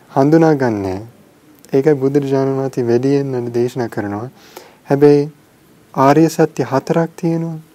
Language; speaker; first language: Sinhala; non-native, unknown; English